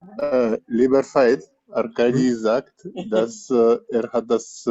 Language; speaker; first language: German; non-native, fluent; Russian